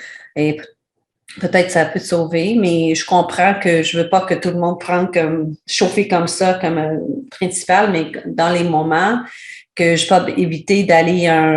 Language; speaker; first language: French; non-native, learner; English